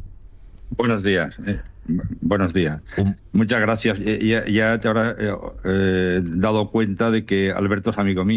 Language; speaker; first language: Spanish; native; Spanish